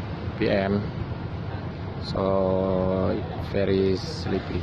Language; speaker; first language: English; non-native, learner; Indonesian